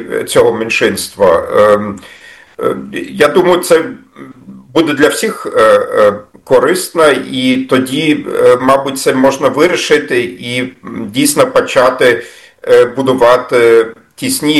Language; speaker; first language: Ukrainian; non-native, fluent; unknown